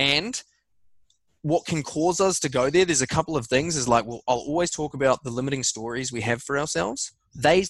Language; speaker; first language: English; native; English